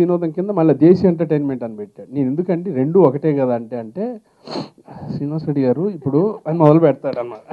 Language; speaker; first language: Telugu; native; Telugu